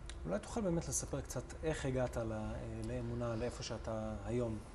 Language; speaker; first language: Hebrew; native; Hebrew